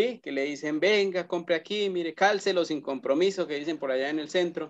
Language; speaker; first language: Spanish; native; Spanish